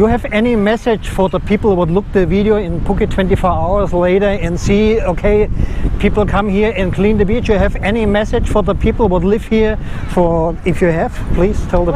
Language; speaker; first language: English; non-native, learner; German